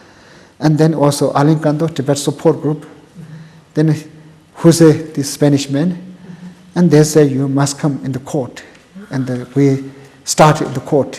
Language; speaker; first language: English; non-native, local second language; Tibetan